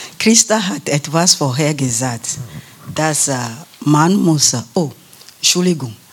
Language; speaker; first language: German; non-native, learner; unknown